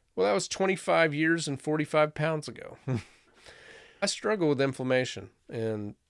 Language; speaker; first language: English; native; English